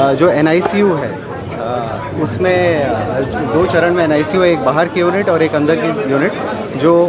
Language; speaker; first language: Hindi; native; Hindi